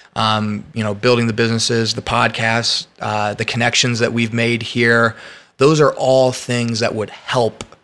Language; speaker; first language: English; native; English